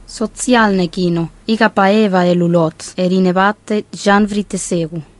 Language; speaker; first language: Estonian; non-native, fluent; Spanish